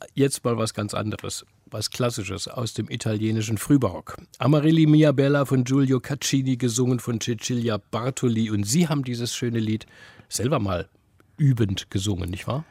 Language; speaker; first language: German; native; German